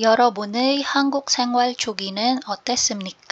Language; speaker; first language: Korean; non-native, learner; Filipino